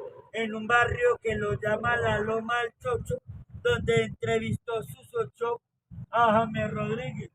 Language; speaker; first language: Spanish; native; Spanish